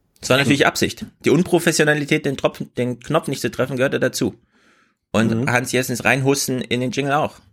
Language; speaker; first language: German; native; German